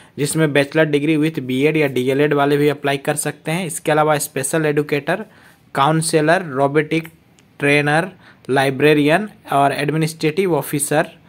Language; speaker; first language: Hindi; native; Hindi